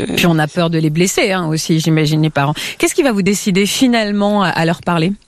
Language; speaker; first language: French; native; French